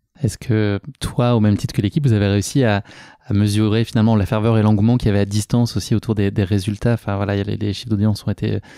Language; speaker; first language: French; native; French